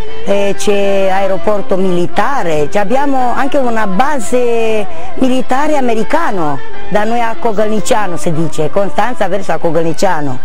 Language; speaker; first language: Italian; non-native, learner; Romanian